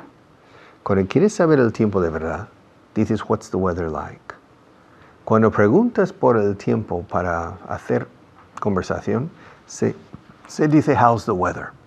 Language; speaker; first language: Spanish; non-native, fluent; English